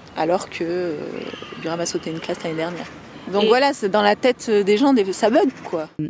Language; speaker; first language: French; native; French